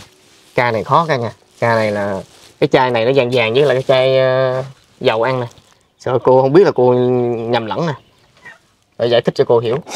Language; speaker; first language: Vietnamese; native; Vietnamese